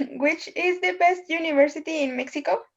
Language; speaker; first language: English; non-native, learner; Spanish